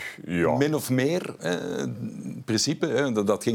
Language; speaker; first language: Dutch; native; Dutch